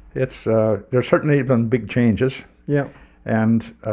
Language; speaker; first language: English; native; English